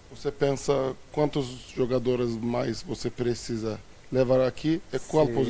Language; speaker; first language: Portuguese; non-native, fluent; Turkish